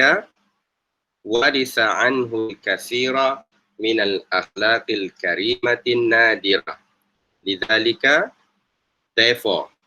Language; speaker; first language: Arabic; non-native, fluent; Malay